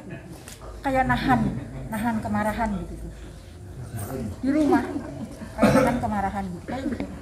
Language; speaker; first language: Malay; non-native, local second language; Javanese